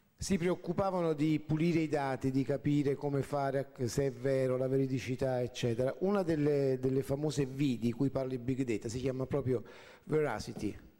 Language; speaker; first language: Italian; native; Italian